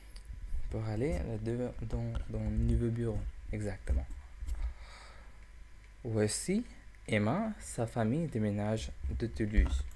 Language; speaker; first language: French; non-native, learner; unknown